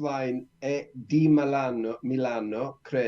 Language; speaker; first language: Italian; non-native, learner; English